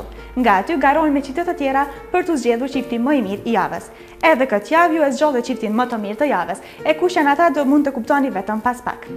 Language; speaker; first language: Albanian; native; Albanian